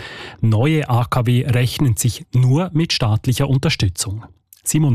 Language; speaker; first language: German; native; German